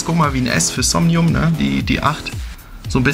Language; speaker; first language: German; native; German